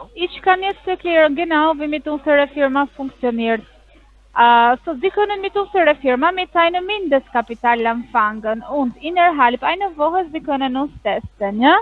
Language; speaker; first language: German; non-native, learner; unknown